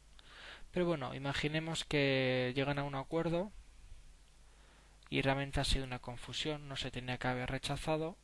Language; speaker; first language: Spanish; native; Spanish